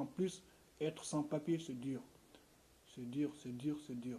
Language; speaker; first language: French; non-native, local second language; Wolof